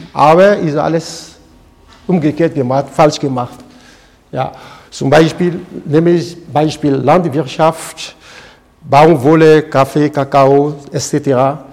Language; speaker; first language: German; non-native, fluent; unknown